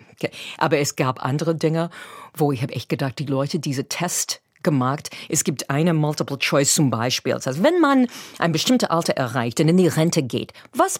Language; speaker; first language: German; non-native, fluent; English